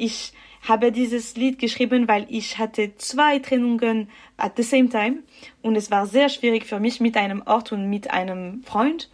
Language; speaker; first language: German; non-native, learner; French